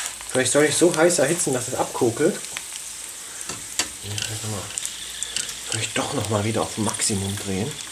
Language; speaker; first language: German; native; German